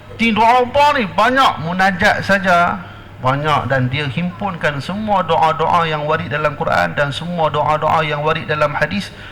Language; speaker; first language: Malay; native; Malay